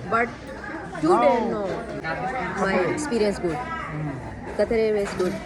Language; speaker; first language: English; non-native, learner; Urdu